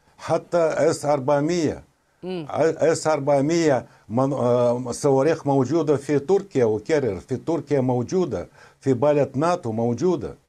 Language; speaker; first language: Arabic; non-native, fluent; Russian